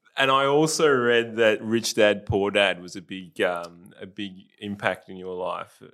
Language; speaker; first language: English; early bilingual, other home language; Italian